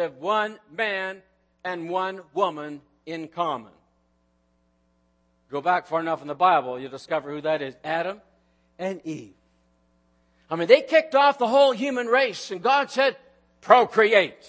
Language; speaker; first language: English; native; English